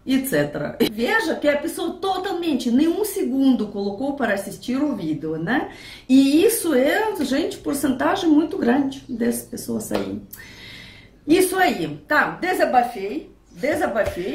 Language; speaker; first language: Portuguese; non-native, fluent; Russian